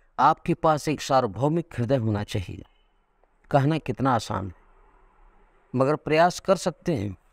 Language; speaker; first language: Hindi; non-native, local second language; Kannada